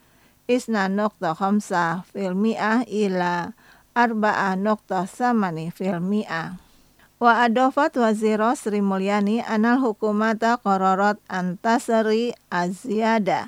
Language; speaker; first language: Arabic; non-native, learner; Indonesian